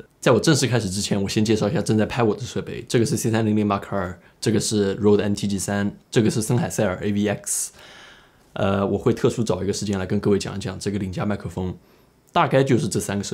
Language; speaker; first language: Chinese; native; Chinese